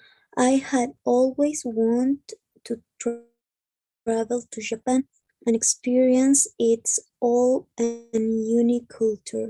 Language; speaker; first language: English; non-native, learner; Spanish